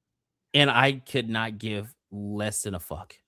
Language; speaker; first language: English; native; English